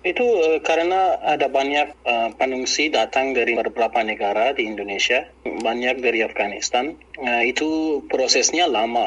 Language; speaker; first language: Indonesian; non-native, learner; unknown